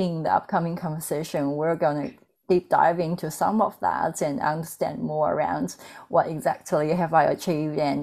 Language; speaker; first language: English; non-native, fluent; Chinese